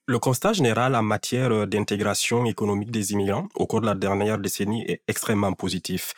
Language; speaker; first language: French; non-native, local second language; Fula